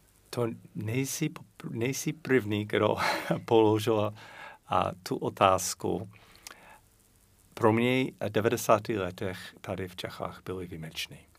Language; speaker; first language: Czech; non-native, fluent; English